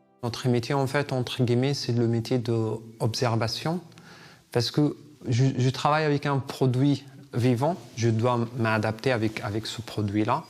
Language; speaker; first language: French; non-native, fluent; Arabic